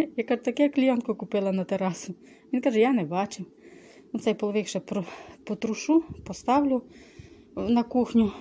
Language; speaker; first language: Ukrainian; native; Ukrainian